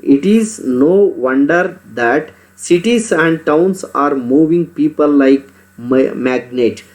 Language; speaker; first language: English; non-native, local second language; Kannada